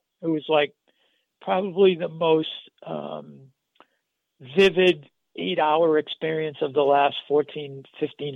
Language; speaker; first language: English; native; English